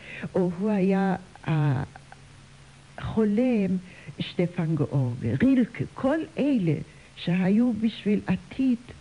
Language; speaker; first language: Hebrew; non-native, fluent; German